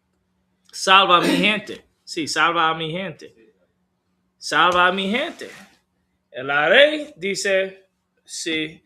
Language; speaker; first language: Spanish; non-native, learner; English